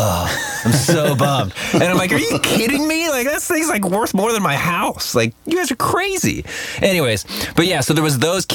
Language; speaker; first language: English; native; English